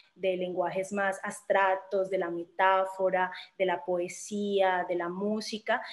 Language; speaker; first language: Spanish; native; Spanish